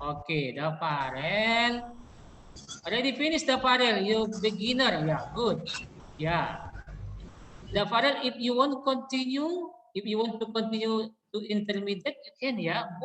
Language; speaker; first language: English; non-native, learner; Indonesian